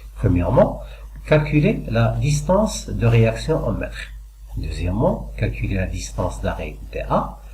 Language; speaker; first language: French; non-native, local second language; Arabic